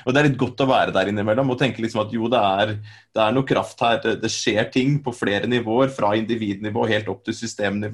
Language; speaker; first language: Norwegian; native; Norwegian